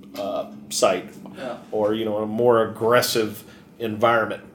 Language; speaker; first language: English; native; English